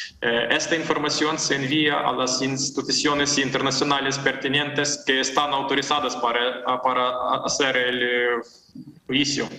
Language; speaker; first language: Spanish; non-native, fluent; Ukrainian